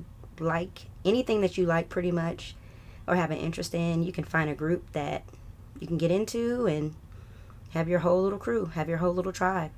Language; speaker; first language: English; native; English